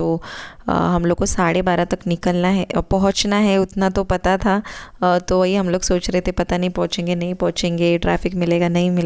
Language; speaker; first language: Hindi; native; Hindi